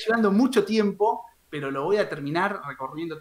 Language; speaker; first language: Spanish; native; Spanish